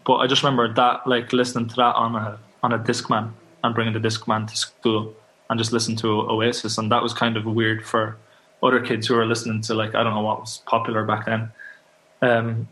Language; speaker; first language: English; native; English